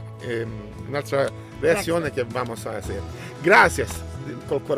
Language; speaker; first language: Spanish; non-native, learner; Italian